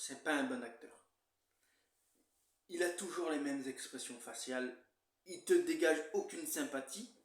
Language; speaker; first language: French; native; French